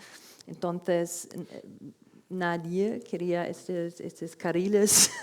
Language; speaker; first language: Spanish; non-native, fluent; German